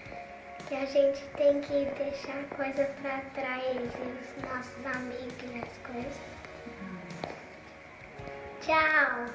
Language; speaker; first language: Portuguese; early bilingual, heritage; Portuguese